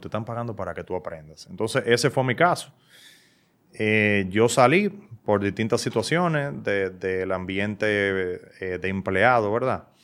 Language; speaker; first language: Spanish; native; Spanish